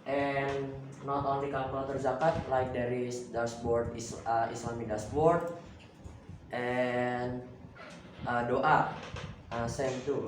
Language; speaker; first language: English; non-native, learner; Indonesian